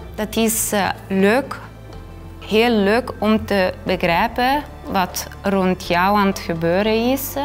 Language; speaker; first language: Dutch; non-native, fluent; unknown